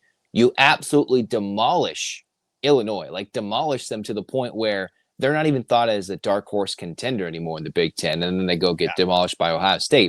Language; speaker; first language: English; native; English